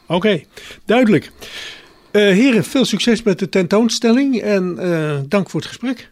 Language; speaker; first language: Dutch; native; Dutch